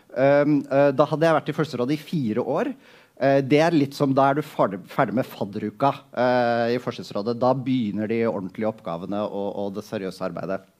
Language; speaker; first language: Norwegian; native; Norwegian